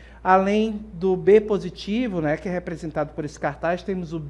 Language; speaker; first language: Portuguese; native; Portuguese